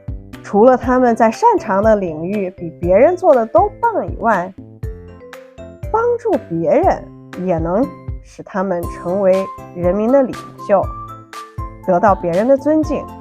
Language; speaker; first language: Chinese; native; Chinese